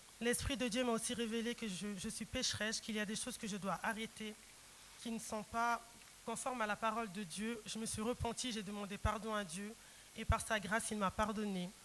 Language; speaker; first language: French; early bilingual, other home language; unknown